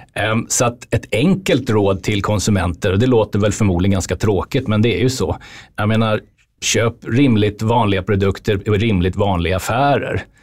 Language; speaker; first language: Swedish; native; Swedish